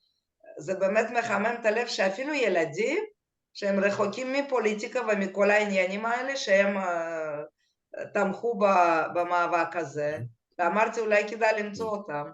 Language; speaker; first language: Hebrew; non-native, fluent; Russian